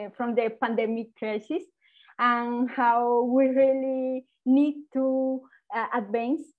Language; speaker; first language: English; non-native, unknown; Spanish